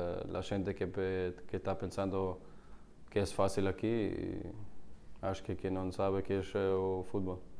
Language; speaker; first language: Portuguese; non-native, learner; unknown